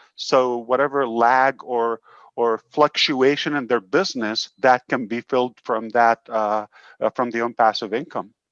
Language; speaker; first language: English; non-native, fluent; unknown